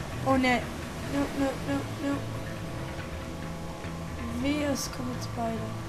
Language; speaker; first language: German; native; German